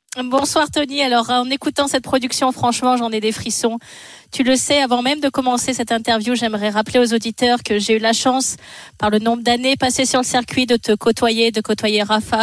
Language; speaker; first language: French; native; French